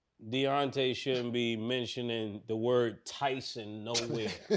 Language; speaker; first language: English; native; English